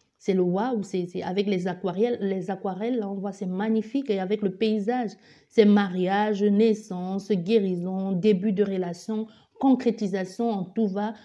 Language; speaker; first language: French; native; French